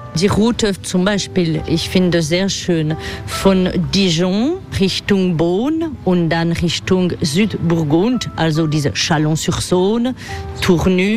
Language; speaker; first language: German; non-native, learner; French